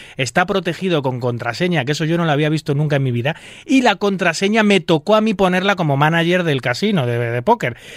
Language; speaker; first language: Spanish; native; Spanish